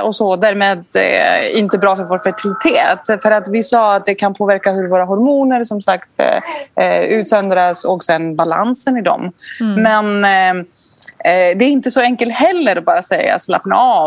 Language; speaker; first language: Swedish; non-native, fluent; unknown